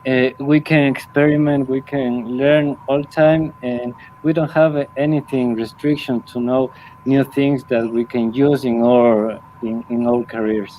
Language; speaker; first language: English; non-native, learner; Spanish